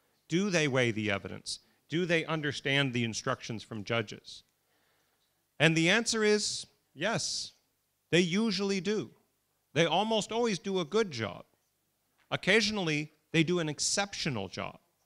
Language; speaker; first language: English; native; English